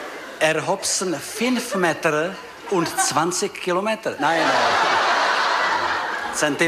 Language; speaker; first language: German; non-native, learner; Czech